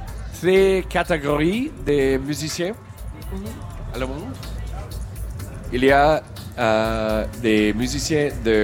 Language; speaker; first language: French; non-native, learner; English